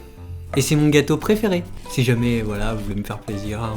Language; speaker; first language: French; native; French